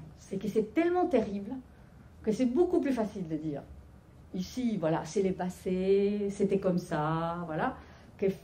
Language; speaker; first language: French; non-native, fluent; Spanish